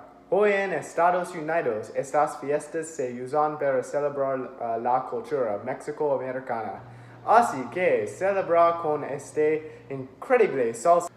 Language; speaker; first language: Spanish; non-native, learner; English